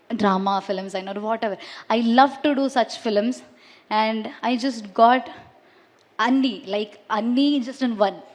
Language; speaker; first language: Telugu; non-native, learner; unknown